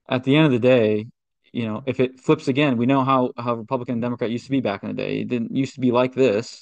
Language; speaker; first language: English; native; English